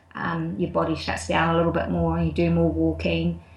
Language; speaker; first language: English; native; English